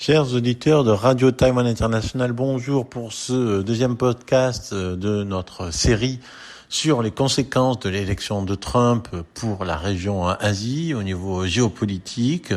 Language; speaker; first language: French; native; French